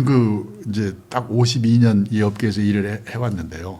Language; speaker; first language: Korean; native; Korean